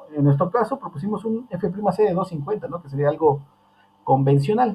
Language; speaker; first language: Spanish; native; Spanish